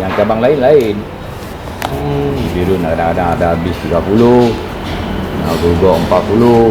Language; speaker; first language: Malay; non-native, local second language; Achinese